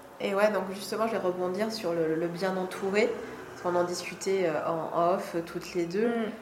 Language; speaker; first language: French; native; French